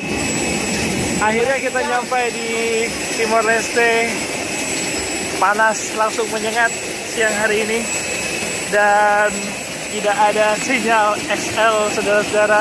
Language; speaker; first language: Indonesian; native; Indonesian